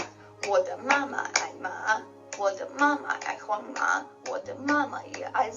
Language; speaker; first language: Chinese; non-native, learner; English